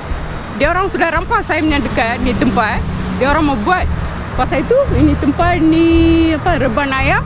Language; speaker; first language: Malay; non-native, local second language; Tamil